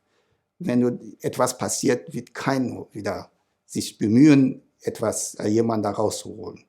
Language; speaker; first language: German; non-native, fluent; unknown